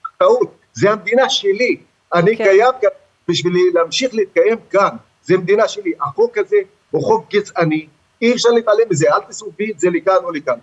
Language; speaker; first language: Hebrew; non-native, local second language; Arabic